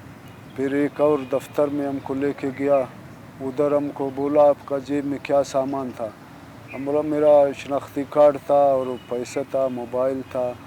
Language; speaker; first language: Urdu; non-native, local second language; Baluchi